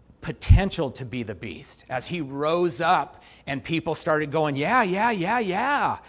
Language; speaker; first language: English; native; English